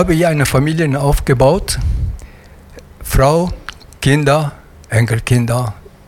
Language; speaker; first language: German; non-native, fluent; Italian